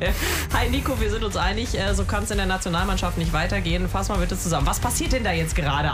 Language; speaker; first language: German; native; German